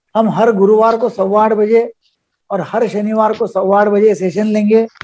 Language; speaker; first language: Hindi; non-native, local second language; Marathi